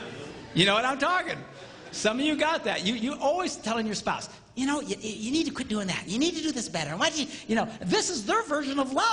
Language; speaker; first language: English; native; English